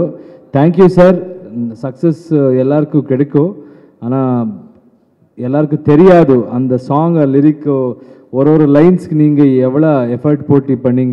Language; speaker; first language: Tamil; non-native, learner; Kannada